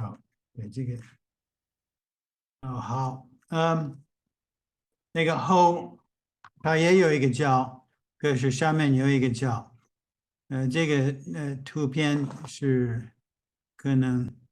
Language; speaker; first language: Chinese; non-native, fluent; English